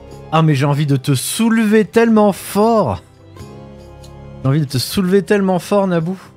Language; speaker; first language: French; native; French